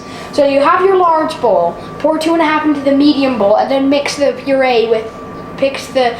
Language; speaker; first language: English; native; English